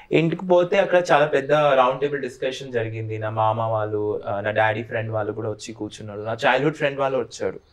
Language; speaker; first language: Telugu; non-native, fluent; Bangla